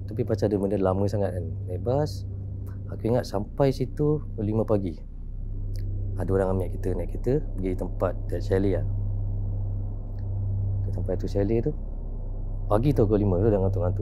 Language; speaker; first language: Malay; native; Malay